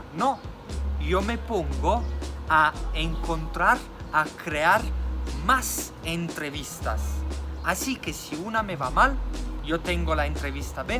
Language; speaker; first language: Spanish; non-native, fluent; Italian